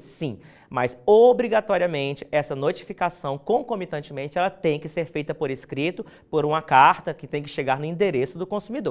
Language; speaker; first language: Portuguese; native; Portuguese